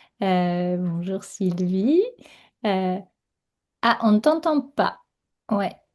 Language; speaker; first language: French; native; French